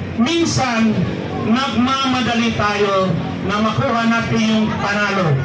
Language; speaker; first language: Filipino; non-native, local second language; Cebuano